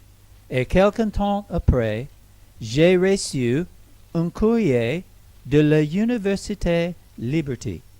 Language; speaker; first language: French; non-native, learner; English